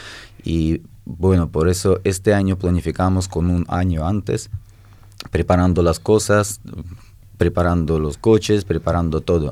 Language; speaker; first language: Spanish; non-native, fluent; Russian